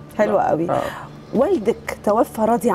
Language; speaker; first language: Arabic; native; Arabic